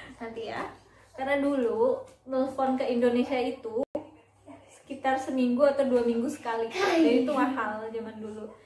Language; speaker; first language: Indonesian; native; Indonesian